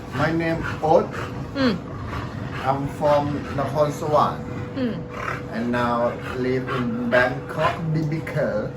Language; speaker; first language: English; non-native, learner; Thai